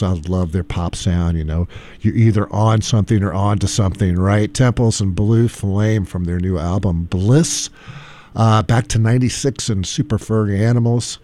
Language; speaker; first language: English; native; English